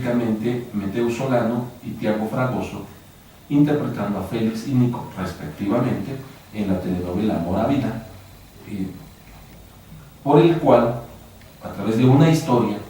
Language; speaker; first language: Spanish; native; Spanish